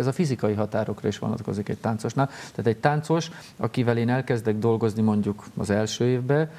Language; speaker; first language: Hungarian; native; Hungarian